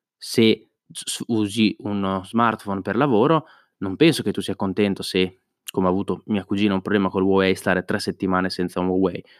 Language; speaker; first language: Italian; native; Italian